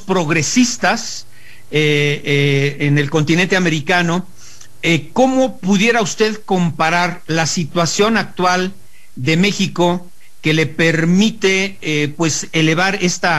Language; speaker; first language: Spanish; native; Spanish